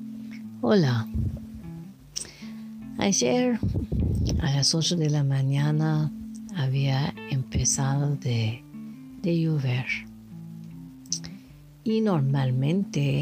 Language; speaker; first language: Spanish; non-native, learner; French